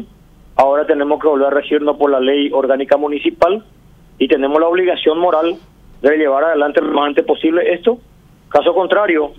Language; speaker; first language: Spanish; native; Spanish